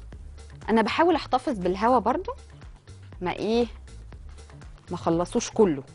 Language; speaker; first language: Arabic; native; Arabic